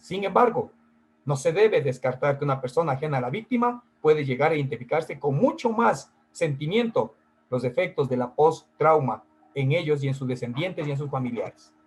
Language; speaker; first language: Spanish; native; Spanish